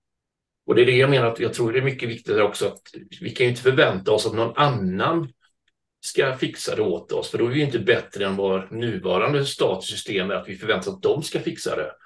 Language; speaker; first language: Swedish; native; Swedish